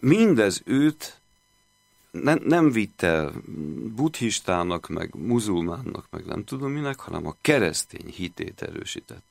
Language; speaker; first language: Hungarian; native; Hungarian